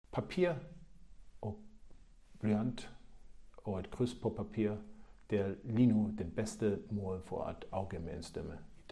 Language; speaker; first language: Danish; non-native, fluent; German